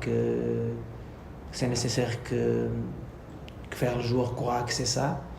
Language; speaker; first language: French; non-native, learner; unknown